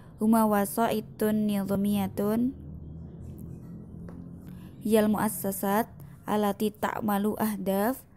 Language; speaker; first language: Arabic; non-native, learner; Indonesian